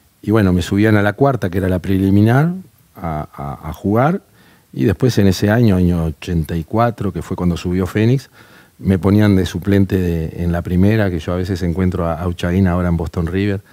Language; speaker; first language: Spanish; native; Spanish